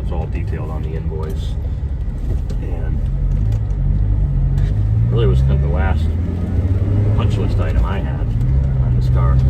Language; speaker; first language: English; native; English